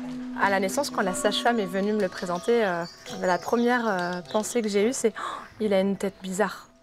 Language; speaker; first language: French; native; French